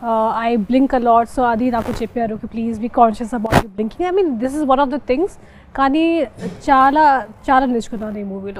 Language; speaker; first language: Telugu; non-native, fluent; Hindi